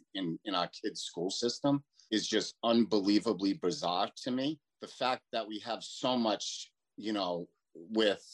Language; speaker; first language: English; native; English